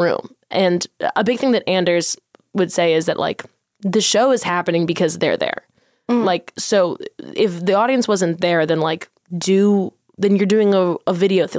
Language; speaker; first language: English; native; English